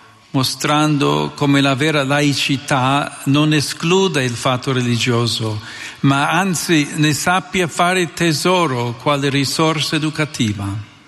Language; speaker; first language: Italian; non-native, fluent; English